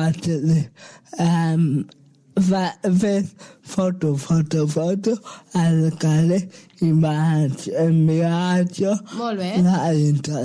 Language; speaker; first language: Catalan; non-native, local second language; Spanish